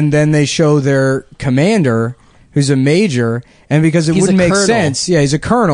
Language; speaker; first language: English; native; English